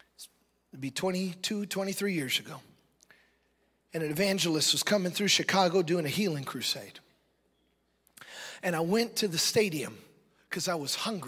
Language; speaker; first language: English; native; English